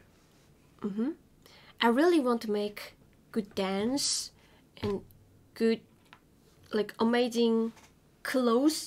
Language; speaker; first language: English; non-native, learner; Korean